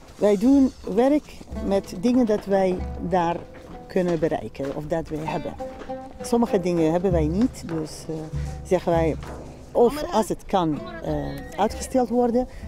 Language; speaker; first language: Dutch; non-native, fluent; Central Kurdish